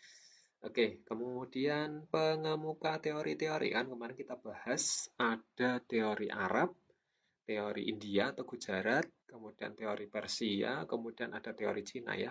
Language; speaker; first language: Indonesian; native; Indonesian